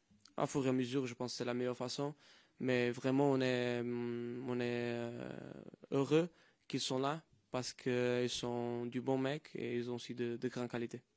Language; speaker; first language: French; non-native, fluent; Portuguese